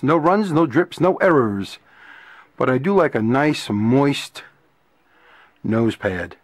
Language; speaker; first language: English; native; English